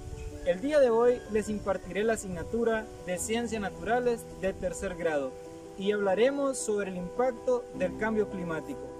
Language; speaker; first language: Spanish; native; Spanish